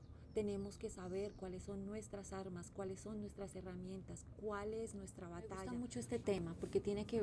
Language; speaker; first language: Spanish; native; Spanish